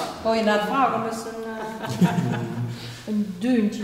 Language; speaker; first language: Dutch; native; Dutch